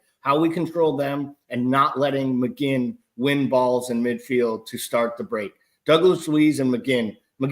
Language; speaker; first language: English; native; English